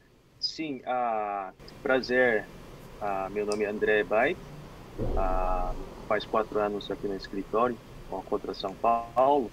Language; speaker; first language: Portuguese; non-native, fluent; Korean